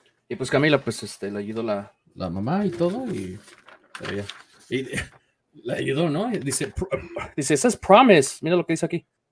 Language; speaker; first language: Spanish; early bilingual, other home language; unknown